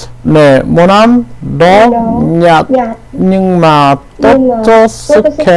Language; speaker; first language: Vietnamese; non-native, learner; Korean